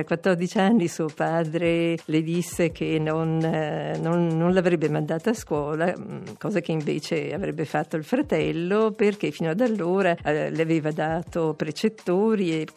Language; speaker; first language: Italian; native; Italian